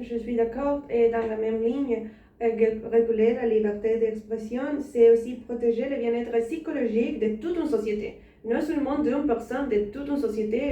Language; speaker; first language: French; non-native, learner; Spanish